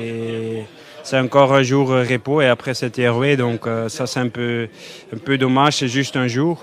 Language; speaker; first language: French; non-native, learner; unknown